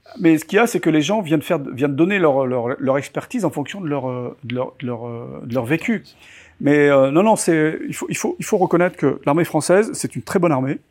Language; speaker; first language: French; native; French